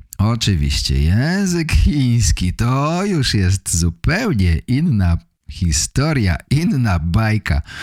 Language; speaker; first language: Polish; native; Polish